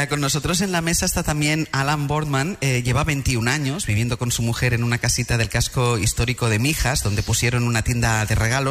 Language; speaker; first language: Spanish; native; Spanish